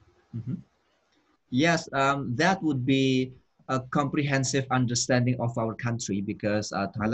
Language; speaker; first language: English; non-native, fluent; Indonesian